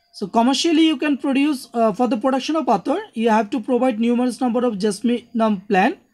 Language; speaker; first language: English; non-native, local second language; Bangla